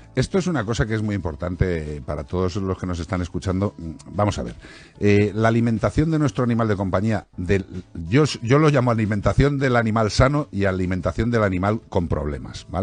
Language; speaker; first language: Spanish; native; Spanish